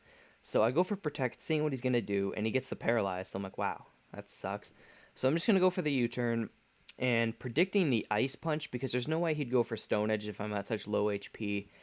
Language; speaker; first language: English; native; English